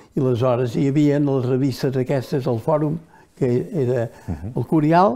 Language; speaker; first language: Catalan; native; Catalan